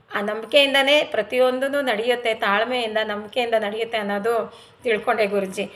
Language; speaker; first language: Kannada; non-native, local second language; Telugu